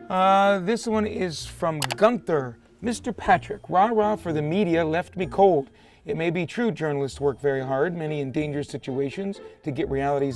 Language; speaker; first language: English; native; English